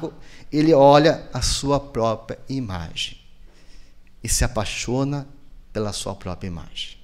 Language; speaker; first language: Portuguese; native; Portuguese